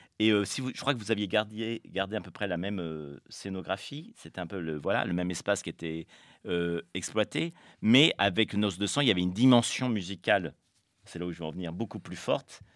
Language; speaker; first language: French; native; French